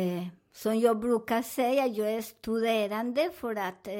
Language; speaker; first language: Swedish; non-native, learner; Spanish